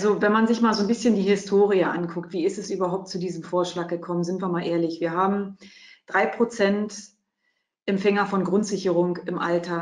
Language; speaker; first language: German; native; German